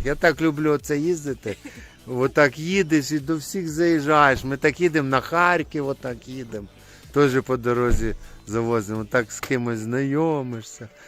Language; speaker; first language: Ukrainian; native; Ukrainian